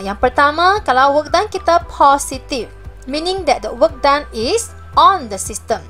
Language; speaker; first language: English; non-native, local second language; Malay